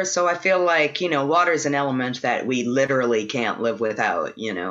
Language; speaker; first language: English; native; English